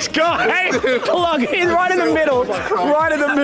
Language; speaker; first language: English; native; English